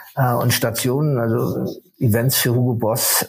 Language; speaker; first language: German; native; German